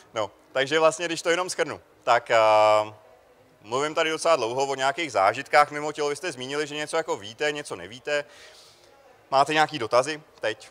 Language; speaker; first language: Czech; native; Czech